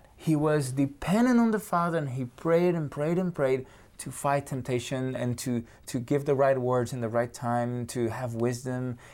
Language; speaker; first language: English; non-native, fluent; Portuguese